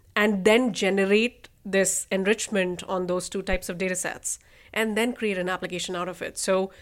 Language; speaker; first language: English; non-native, local second language; Hindi